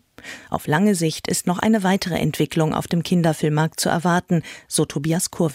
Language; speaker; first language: German; native; German